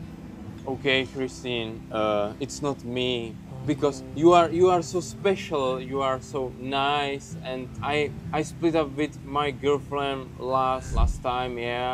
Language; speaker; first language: English; non-native, learner; Czech